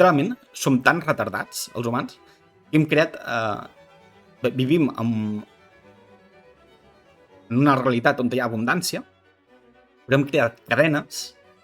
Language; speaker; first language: Catalan; native; Catalan